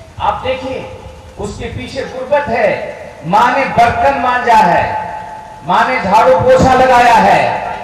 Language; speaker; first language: Urdu; native; Urdu